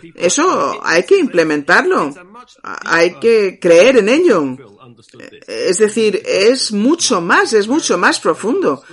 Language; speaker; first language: Spanish; non-native, fluent; English